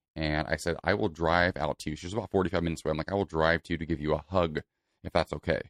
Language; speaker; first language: English; native; English